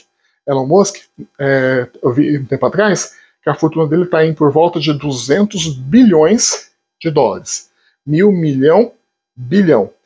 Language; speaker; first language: Portuguese; native; Portuguese